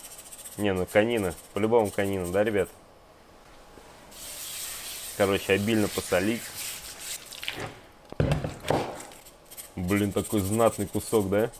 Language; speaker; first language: Russian; native; Russian